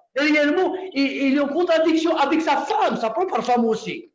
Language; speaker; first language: French; non-native, local second language; Arabic